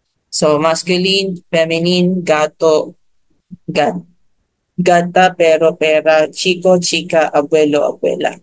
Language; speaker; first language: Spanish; non-native, learner; Filipino